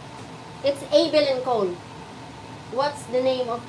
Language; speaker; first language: English; non-native, local second language; Filipino